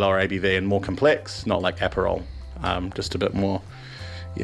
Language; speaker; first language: English; native; English